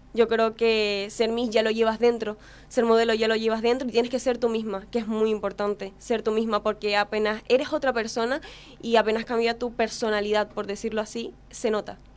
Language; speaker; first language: Spanish; native; Spanish